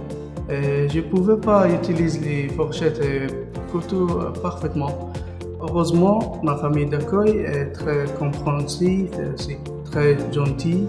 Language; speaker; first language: French; non-native, learner; Arabic